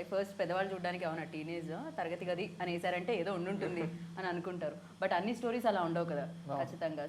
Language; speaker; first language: Telugu; native; Telugu